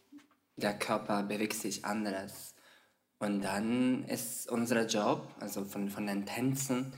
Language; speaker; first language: German; non-native, fluent; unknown